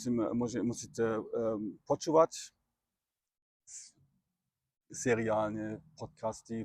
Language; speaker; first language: Slovak; non-native, learner; German